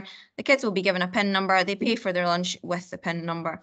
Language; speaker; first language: English; native; English